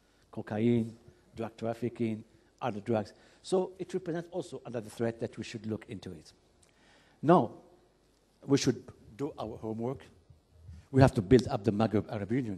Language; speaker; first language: English; non-native, fluent; Arabic